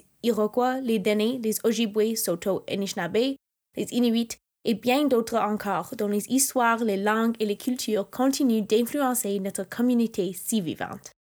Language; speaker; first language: French; non-native, local second language; English